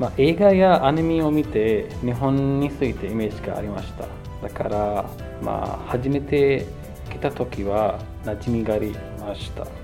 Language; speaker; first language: Japanese; non-native, learner; Urdu